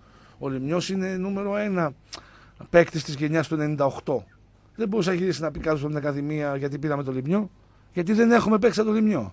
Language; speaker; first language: Greek; native; Greek